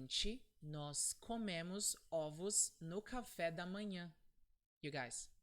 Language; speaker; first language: Portuguese; non-native, fluent; English